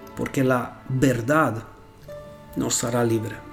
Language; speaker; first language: Spanish; non-native, fluent; Romanian